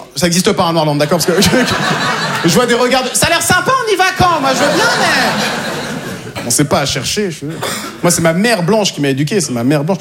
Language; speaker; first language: French; native; French